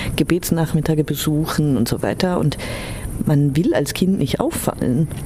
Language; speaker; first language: German; early bilingual, heritage; German